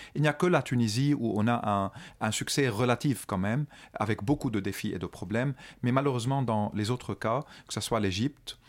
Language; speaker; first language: French; non-native, local second language; Arabic